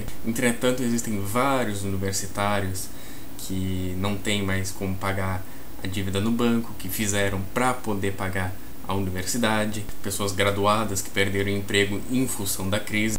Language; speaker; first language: Portuguese; native; Portuguese